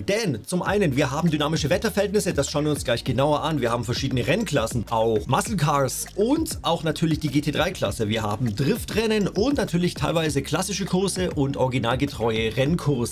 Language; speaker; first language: German; native; German